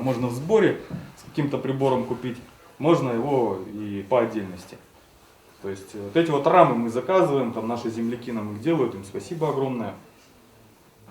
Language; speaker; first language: Russian; native; Russian